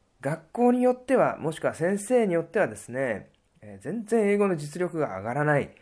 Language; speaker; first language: Japanese; native; Japanese